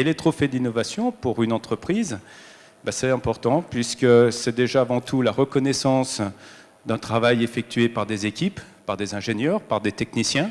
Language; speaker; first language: French; native; French